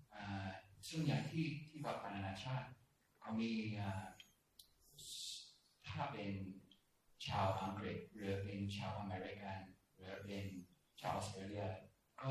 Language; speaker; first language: Thai; non-native, fluent; English